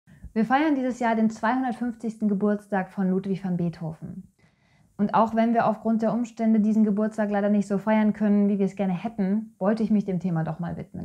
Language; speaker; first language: German; native; German